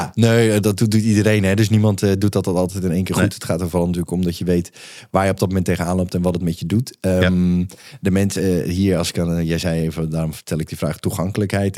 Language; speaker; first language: Dutch; native; Dutch